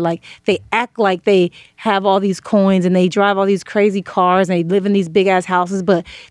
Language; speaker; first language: English; native; English